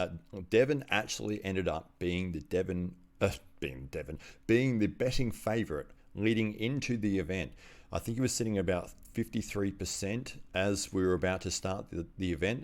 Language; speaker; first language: English; native; English